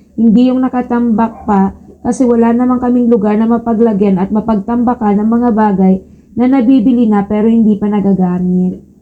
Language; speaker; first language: Filipino; native; Filipino